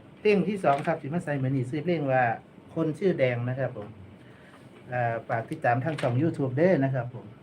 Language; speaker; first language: Thai; non-native, local second language; Lao